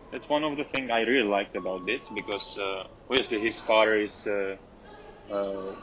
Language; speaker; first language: English; non-native, learner; Czech